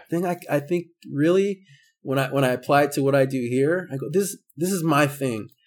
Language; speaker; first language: English; native; English